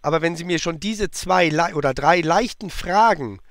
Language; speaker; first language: German; native; German